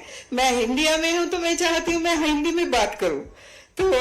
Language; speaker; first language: Hindi; non-native, fluent; Sinhala